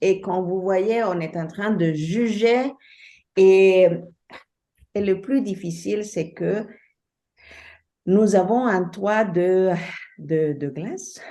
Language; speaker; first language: French; non-native, fluent; Spanish